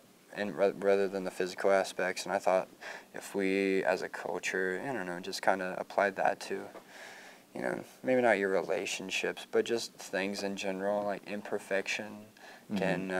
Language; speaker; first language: English; native; English